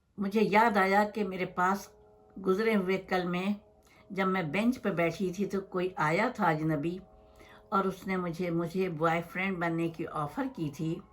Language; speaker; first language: Urdu; native; Urdu